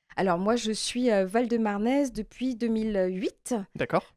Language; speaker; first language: French; native; French